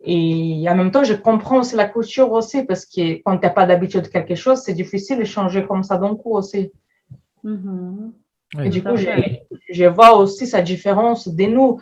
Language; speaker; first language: French; non-native, fluent; Portuguese